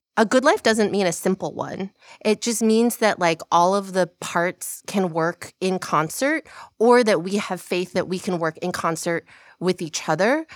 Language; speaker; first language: English; early bilingual, other home language; Korean